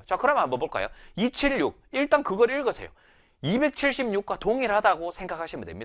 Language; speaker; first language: Korean; native; Korean